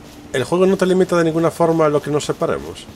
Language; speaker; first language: Spanish; native; Spanish